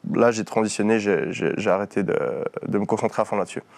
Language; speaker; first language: French; native; French